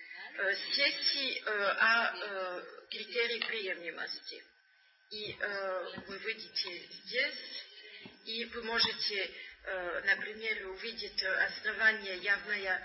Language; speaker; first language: Russian; non-native, learner; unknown